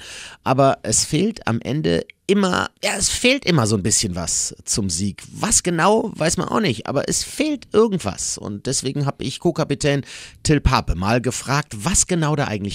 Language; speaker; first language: German; native; German